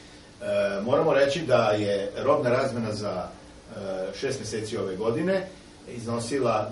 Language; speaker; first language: Serbian; native; Serbian